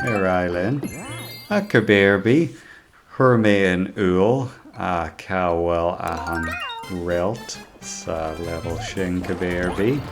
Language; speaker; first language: Irish; non-native, local second language; English